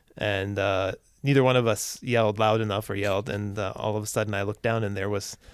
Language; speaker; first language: English; native; English